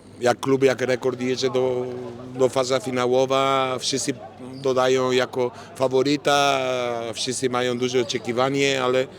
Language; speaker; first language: Polish; non-native, fluent; Italian